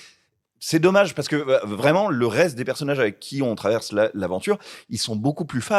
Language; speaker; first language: French; native; French